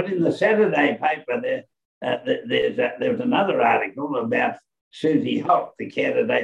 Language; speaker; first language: English; native; English